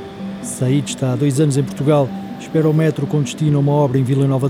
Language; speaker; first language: Portuguese; native; Portuguese